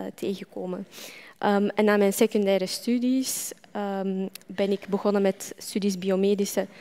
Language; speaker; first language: Dutch; non-native, fluent; Arabic